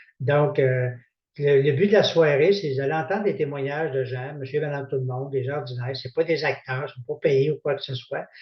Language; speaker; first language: French; native; French